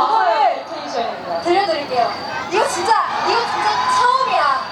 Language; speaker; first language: Korean; native; Korean